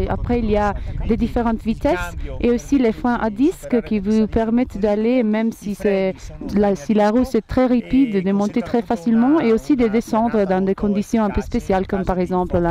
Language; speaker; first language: French; non-native, fluent; Italian